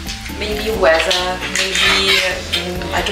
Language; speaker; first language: English; non-native, fluent; Russian